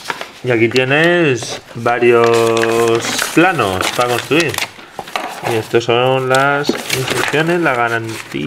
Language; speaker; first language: Spanish; native; Spanish